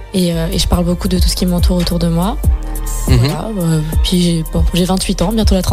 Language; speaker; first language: French; native; French